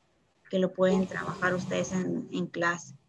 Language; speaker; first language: Spanish; native; Spanish